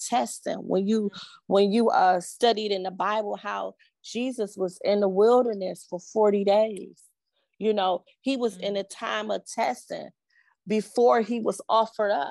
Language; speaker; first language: English; native; English